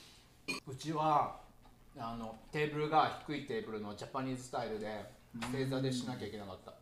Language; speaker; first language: Japanese; native; Japanese